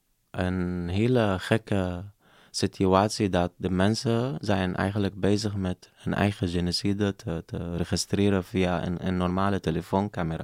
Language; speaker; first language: Dutch; non-native, fluent; Arabic